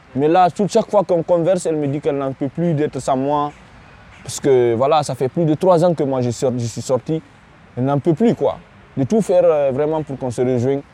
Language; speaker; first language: French; non-native, local second language; Fula